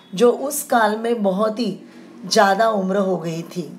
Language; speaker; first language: Hindi; non-native, local second language; Marathi